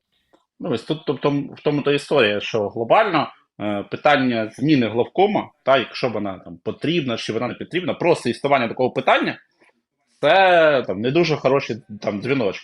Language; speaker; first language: Ukrainian; native; Ukrainian